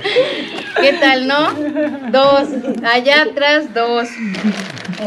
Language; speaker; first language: Spanish; native; Spanish